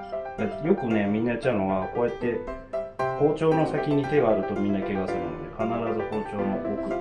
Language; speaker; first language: Japanese; native; Japanese